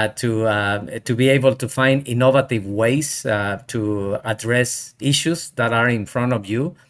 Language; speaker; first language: English; non-native, fluent; Spanish